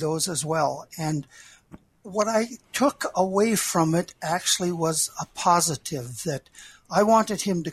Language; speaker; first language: English; native; English